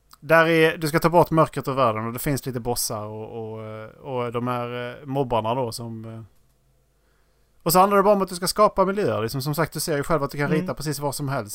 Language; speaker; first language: Swedish; native; Swedish